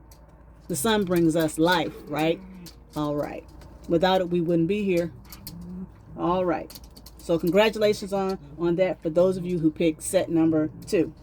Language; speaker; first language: English; native; English